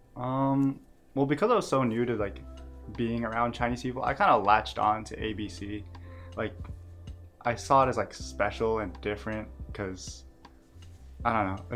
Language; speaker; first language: English; native; English